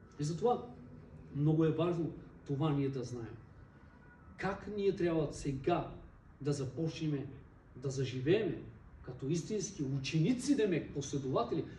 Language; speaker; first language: Bulgarian; non-native, local second language; Turkish